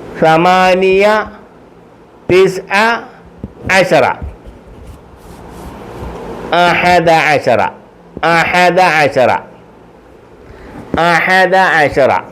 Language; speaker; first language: Arabic; non-native, fluent; Malayalam